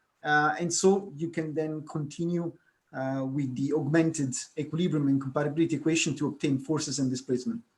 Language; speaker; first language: English; non-native, fluent; Italian